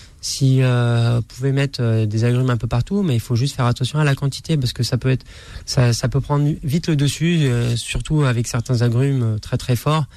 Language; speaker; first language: French; native; French